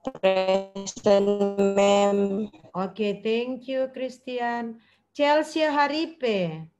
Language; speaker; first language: English; non-native, fluent; Indonesian